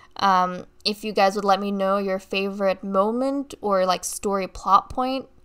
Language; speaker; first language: English; native; English